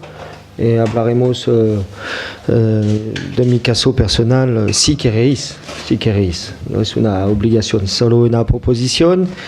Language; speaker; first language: Spanish; non-native, fluent; French